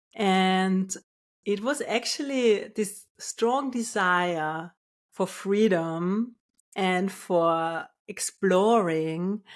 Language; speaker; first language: English; non-native, fluent; German